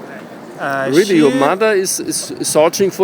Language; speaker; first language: English; non-native, learner; German